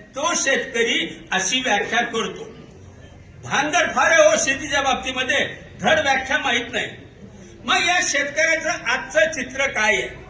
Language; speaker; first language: Marathi; non-native, local second language; Urdu